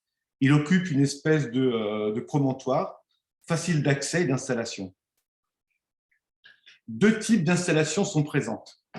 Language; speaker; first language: French; native; French